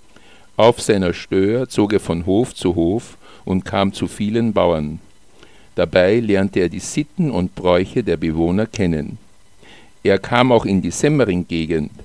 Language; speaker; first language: German; native; German